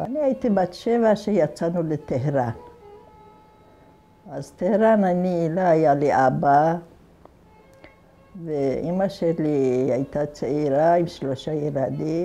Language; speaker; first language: Hebrew; non-native, fluent; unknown